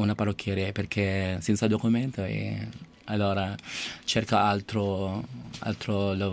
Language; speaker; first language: Italian; non-native, learner; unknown